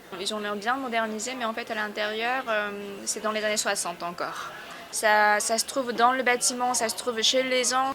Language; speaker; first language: French; non-native, fluent; Korean